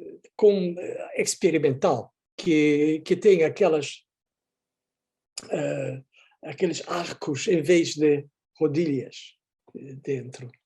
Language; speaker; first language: Portuguese; non-native, fluent; Dutch